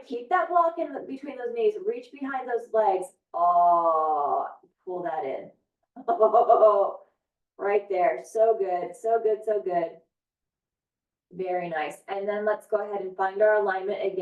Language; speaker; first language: English; native; English